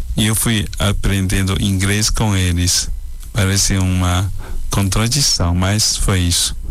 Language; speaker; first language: Portuguese; non-native, fluent; Chinese